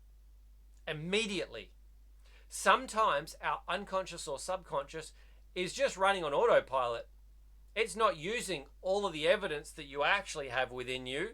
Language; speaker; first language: English; native; English